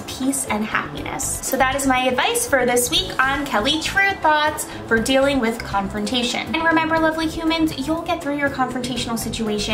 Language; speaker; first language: English; native; English